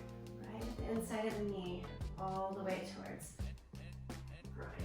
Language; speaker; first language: English; native; English